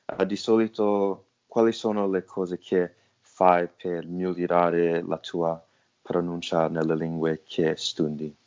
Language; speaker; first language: Italian; non-native, learner; English